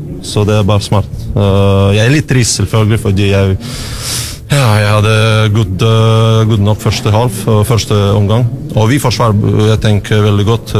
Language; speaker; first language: Norwegian; non-native, fluent; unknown